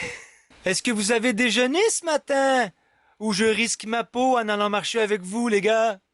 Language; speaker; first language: French; native; French